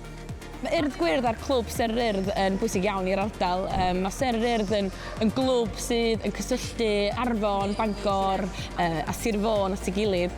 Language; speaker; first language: Welsh; native; Welsh